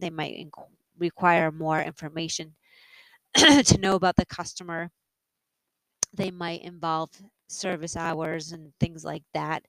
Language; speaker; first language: English; native; English